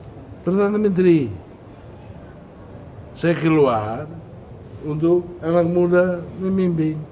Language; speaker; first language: Indonesian; non-native, fluent; Tetum